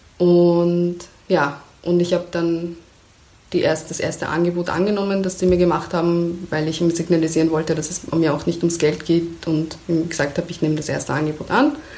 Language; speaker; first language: German; early bilingual, other home language; Persian